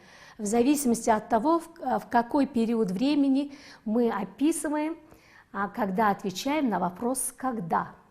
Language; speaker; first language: Russian; non-native, fluent; Mongolian